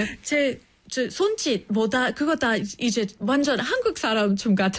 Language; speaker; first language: Korean; non-native, fluent; English